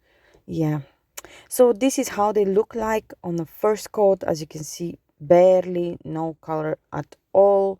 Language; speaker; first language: English; non-native, fluent; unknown